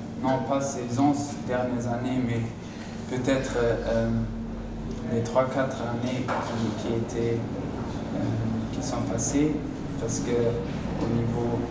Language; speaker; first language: French; non-native, local second language; Luxembourgish